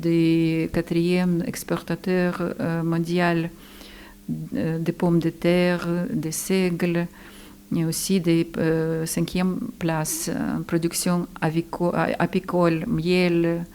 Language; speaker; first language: French; non-native, fluent; Ukrainian